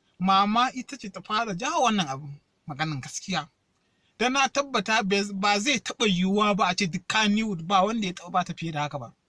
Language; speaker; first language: Hausa; non-native, local second language; Yoruba